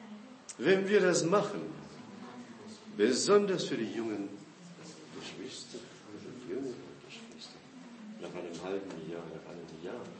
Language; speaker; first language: German; non-native, fluent; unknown